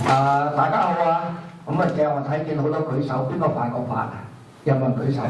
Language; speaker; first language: Cantonese; native; Cantonese